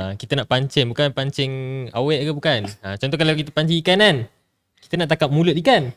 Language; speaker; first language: Malay; native; Malay